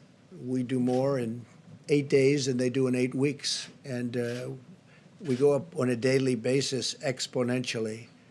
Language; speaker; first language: English; native; English